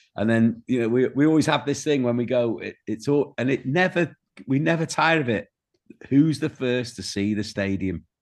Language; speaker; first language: English; native; English